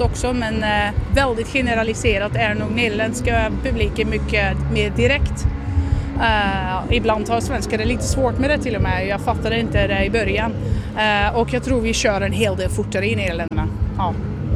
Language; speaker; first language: Swedish; non-native, fluent; Dutch